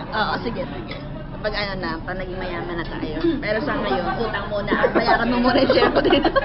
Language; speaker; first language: Filipino; native; Filipino